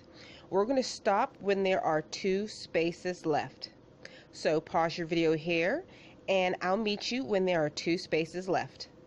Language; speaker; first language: English; native; English